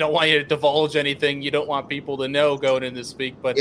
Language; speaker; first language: English; native; English